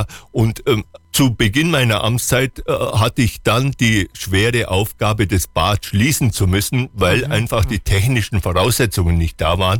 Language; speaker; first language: German; native; German